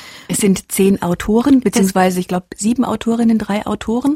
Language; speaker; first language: German; native; German